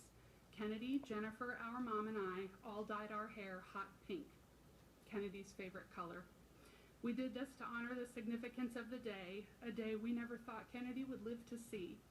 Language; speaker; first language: English; native; English